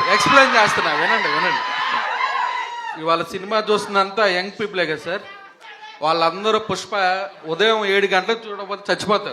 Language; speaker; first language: Telugu; native; Telugu